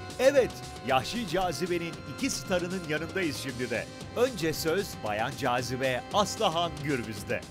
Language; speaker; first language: Turkish; native; Turkish